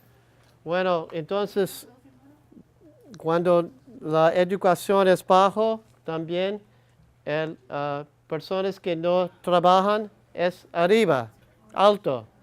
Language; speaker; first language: Spanish; non-native, learner; English